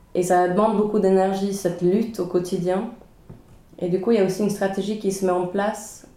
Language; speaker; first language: French; early bilingual, other home language; Swedish